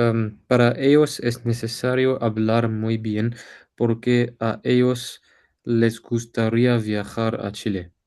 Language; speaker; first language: Spanish; non-native, learner; English